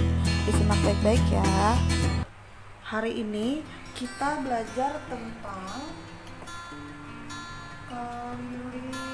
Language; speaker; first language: Indonesian; native; Indonesian